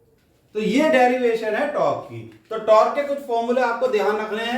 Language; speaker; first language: Hindi; native; Hindi